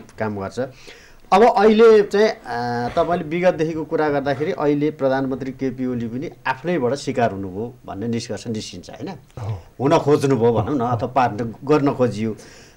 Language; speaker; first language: Nepali; native; Nepali